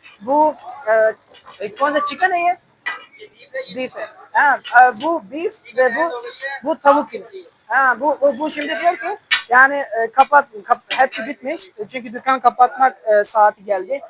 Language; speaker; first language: Turkish; non-native, fluent; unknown